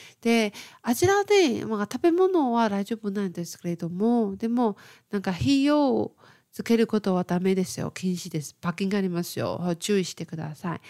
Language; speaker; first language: Japanese; non-native, fluent; Chinese